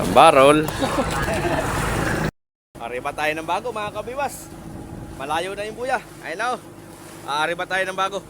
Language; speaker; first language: Filipino; native; Filipino